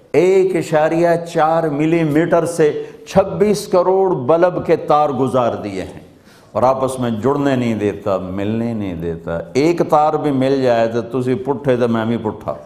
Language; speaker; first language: Urdu; non-native, local second language; Punjabi